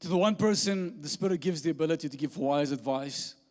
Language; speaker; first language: English; non-native, local second language; Afrikaans